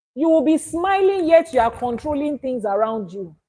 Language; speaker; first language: English; non-native, local second language; Yoruba